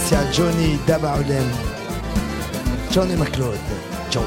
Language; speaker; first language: French; native; French